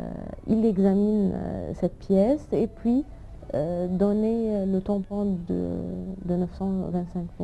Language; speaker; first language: French; non-native, fluent; Arabic